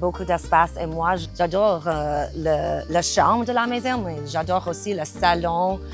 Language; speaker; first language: French; non-native, fluent; English